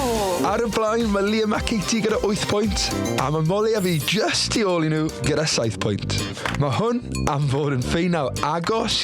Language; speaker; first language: Welsh; native; Welsh